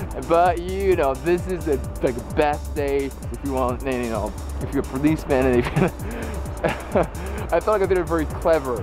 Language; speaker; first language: English; non-native, fluent; Japanese